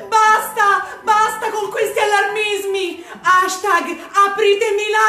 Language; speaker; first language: Italian; native; Italian